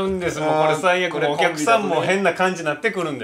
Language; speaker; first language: Japanese; native; Japanese